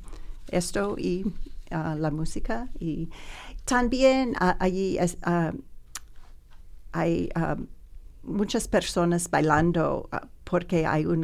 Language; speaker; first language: Spanish; non-native, learner; English